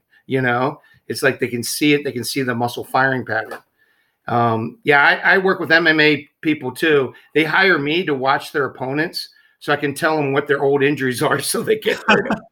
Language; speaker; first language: English; native; English